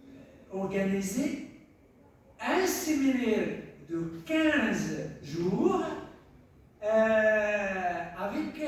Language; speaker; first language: French; non-native, local second language; Tachelhit